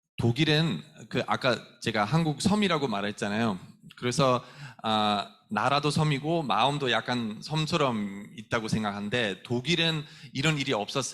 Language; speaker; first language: Korean; non-native, fluent; German